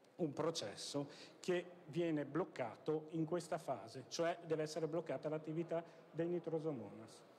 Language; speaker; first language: Italian; native; Italian